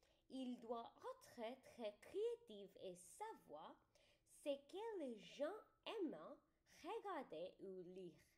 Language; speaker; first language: French; non-native, learner; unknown